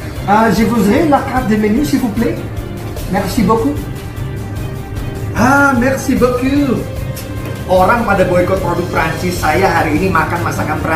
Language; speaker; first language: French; non-native, learner; Indonesian